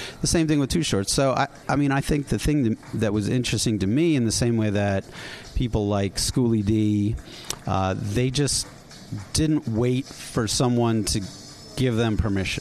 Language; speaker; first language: English; native; English